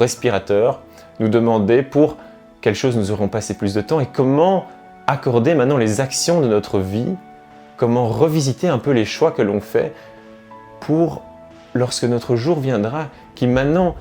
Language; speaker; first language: French; native; French